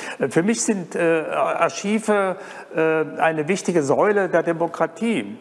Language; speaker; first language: German; native; German